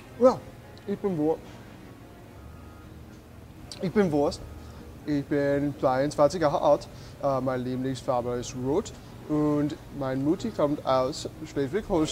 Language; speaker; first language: German; non-native, learner; English